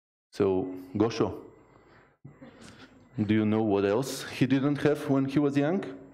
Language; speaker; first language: English; non-native, fluent; Bulgarian